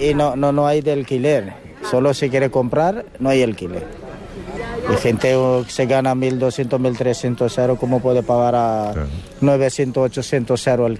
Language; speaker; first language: Spanish; non-native, learner; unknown